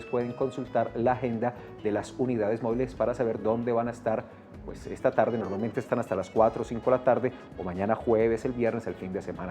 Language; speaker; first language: Spanish; native; Spanish